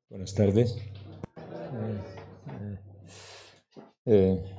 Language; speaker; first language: Spanish; non-native, learner; Korean